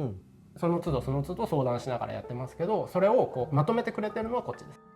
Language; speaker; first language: Japanese; native; Japanese